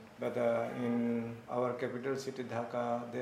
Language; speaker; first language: English; non-native, local second language; Kok Borok